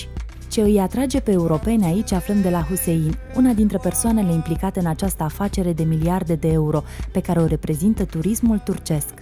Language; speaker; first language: Romanian; native; Romanian